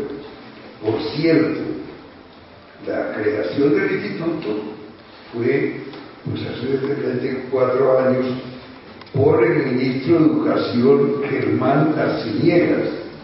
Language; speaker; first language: Spanish; native; Spanish